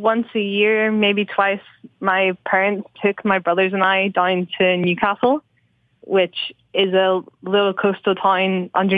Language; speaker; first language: English; native; English